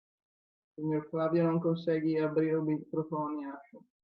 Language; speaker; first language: Portuguese; non-native, fluent; Italian